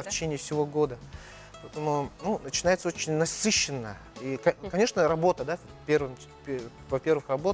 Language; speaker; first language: Russian; non-native, local second language; Yakut